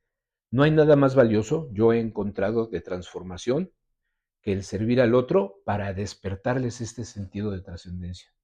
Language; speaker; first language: Spanish; native; Spanish